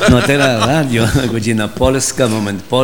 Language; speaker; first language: Polish; early bilingual, heritage; Polish